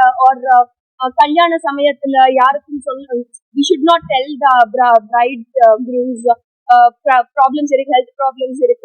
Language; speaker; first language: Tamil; non-native, fluent; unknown